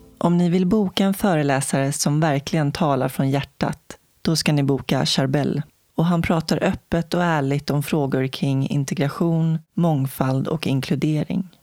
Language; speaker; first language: Swedish; native; Swedish